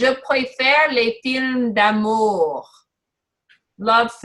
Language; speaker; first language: French; non-native, learner; English